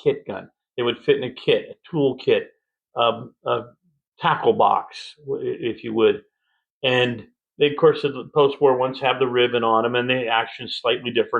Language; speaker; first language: English; native; English